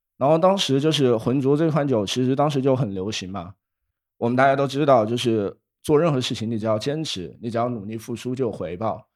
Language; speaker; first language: Chinese; native; Chinese